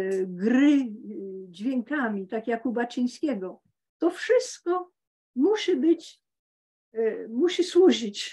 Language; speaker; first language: Polish; early bilingual, heritage; Polish